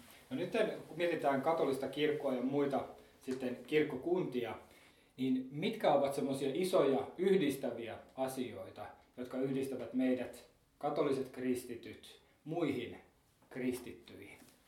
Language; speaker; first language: Finnish; native; Finnish